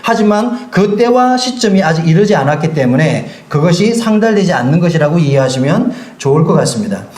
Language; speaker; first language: Korean; native; Korean